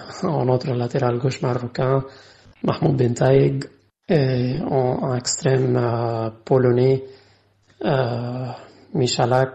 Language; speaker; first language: French; non-native, fluent; Arabic